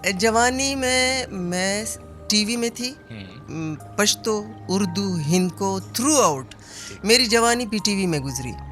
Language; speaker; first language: Urdu; non-native, local second language; Pashto